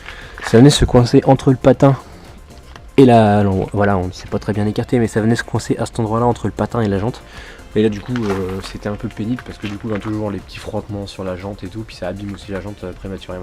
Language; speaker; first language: French; native; French